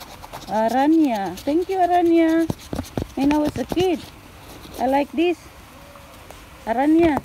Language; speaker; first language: English; non-native, local second language; Filipino